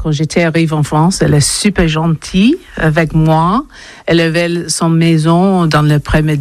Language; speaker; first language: French; non-native, learner; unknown